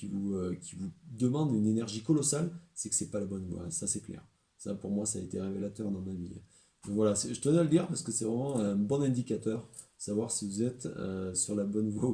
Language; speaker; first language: French; native; French